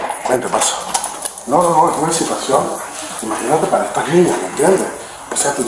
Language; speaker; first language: Spanish; native; Spanish